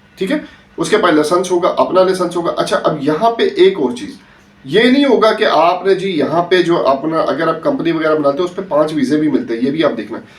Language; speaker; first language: Urdu; native; Urdu